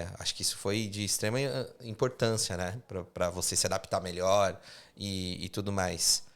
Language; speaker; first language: Portuguese; native; Portuguese